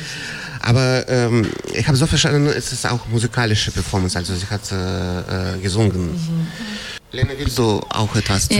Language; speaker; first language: German; non-native, fluent; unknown